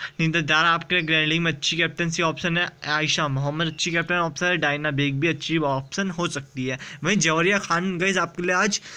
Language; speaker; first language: Hindi; native; Hindi